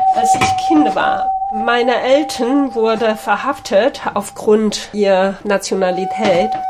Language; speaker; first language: German; non-native, fluent; Chinese